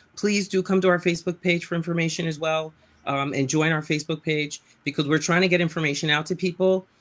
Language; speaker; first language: English; native; English